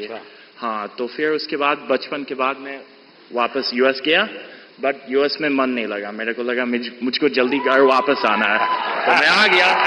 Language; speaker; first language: Hindi; non-native, fluent; English